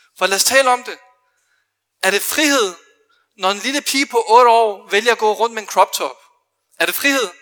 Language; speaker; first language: Danish; early bilingual, other home language; Arabic